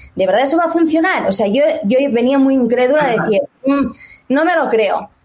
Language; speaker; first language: Spanish; native; Spanish